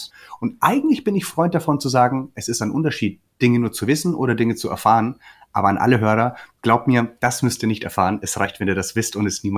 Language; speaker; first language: German; native; German